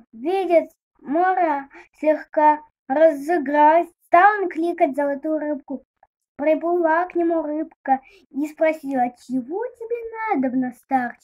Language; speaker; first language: Russian; native; Russian